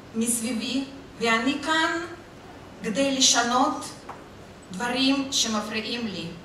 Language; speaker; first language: Hebrew; non-native, fluent; Russian